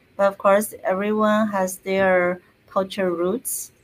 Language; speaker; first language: English; non-native, fluent; Chinese